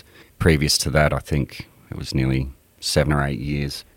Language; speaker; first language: English; native; English